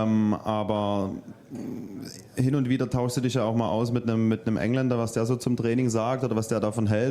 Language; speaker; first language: German; native; German